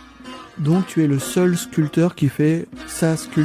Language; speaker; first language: French; native; French